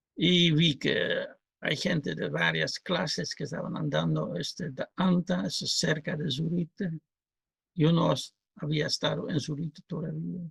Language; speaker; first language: Spanish; non-native, fluent; Dutch